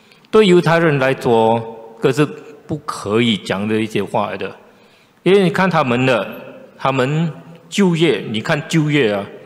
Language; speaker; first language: Chinese; native; Chinese